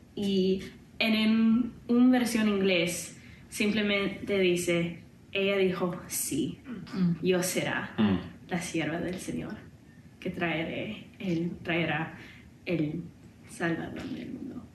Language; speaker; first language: Spanish; non-native, learner; English